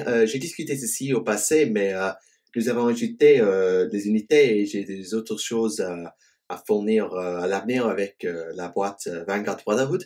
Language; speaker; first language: French; non-native, fluent; English